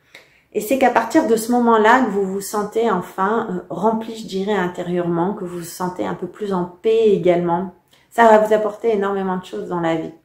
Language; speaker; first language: French; native; French